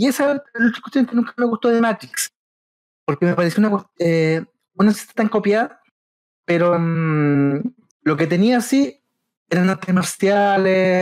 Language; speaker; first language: Spanish; native; Spanish